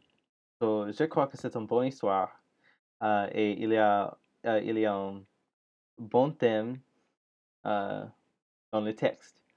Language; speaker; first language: French; non-native, learner; English